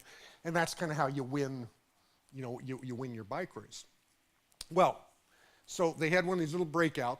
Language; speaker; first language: English; native; English